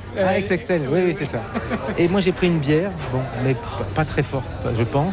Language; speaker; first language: French; native; French